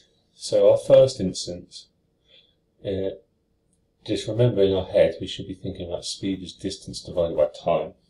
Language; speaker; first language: English; native; English